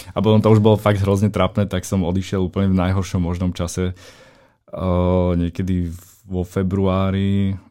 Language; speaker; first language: Slovak; native; Slovak